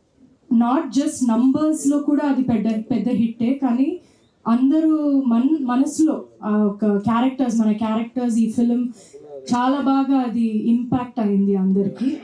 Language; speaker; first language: Telugu; non-native, fluent; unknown